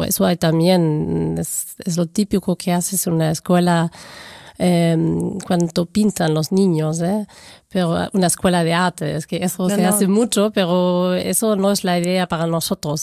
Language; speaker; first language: Spanish; non-native, fluent; German